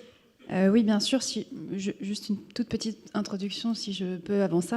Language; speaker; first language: French; native; French